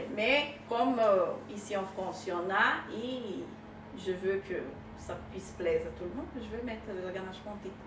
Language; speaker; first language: French; non-native, fluent; Portuguese